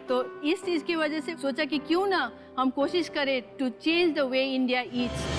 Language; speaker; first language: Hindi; non-native, local second language; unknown